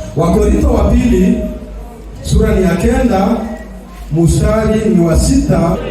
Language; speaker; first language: Swahili; non-native, local second language; Kinyarwanda